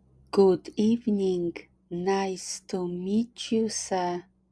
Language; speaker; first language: English; non-native, fluent; Polish